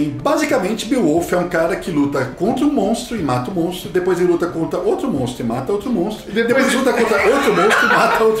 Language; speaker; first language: Portuguese; native; Portuguese